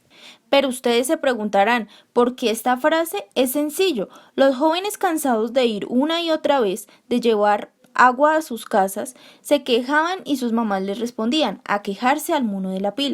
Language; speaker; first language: Spanish; native; Spanish